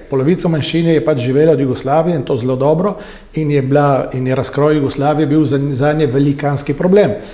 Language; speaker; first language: Slovenian; native; Slovenian